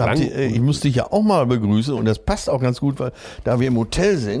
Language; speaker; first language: German; native; German